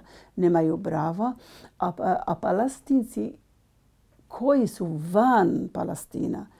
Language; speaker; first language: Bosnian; non-native, learner; Arabic